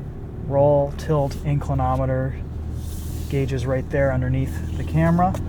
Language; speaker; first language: English; native; English